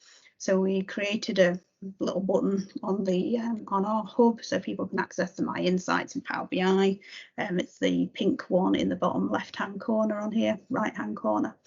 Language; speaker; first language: English; native; English